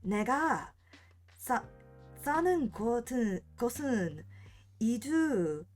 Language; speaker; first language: Korean; non-native, learner; English